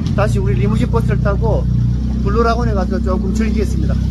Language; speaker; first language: Korean; native; Korean